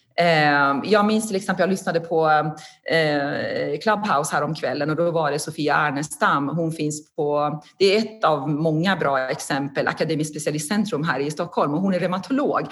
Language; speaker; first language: Swedish; non-native, fluent; Persian